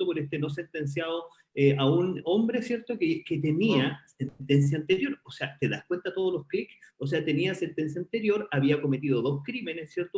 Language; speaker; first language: Spanish; native; Spanish